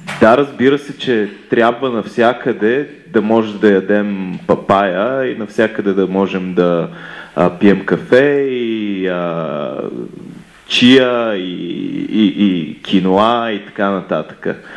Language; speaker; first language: Bulgarian; early bilingual, other home language; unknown